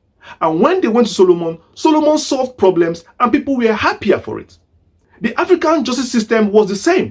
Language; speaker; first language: English; non-native, local second language; Igbo